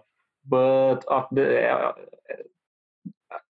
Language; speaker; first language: English; non-native, learner; Portuguese